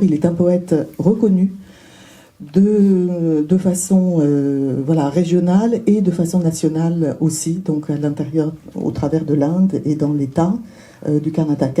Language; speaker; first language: French; non-native, fluent; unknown